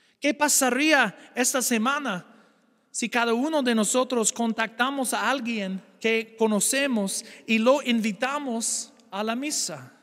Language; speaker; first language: Spanish; non-native, fluent; English